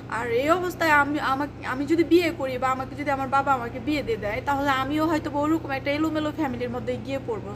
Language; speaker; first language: Bangla; native; Bangla